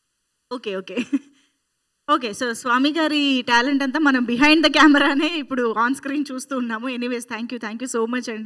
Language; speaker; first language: Telugu; native; Telugu